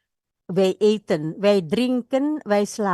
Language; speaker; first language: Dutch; non-native, fluent; Indonesian